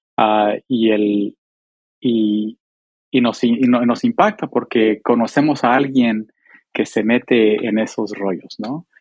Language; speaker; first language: Spanish; early bilingual, heritage; Spanish